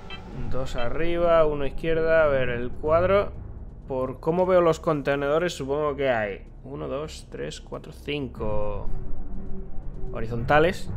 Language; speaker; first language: Spanish; native; Spanish